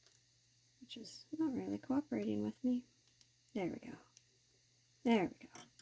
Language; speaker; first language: English; native; English